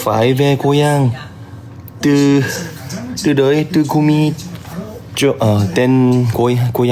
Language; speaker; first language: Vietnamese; non-native, learner; Korean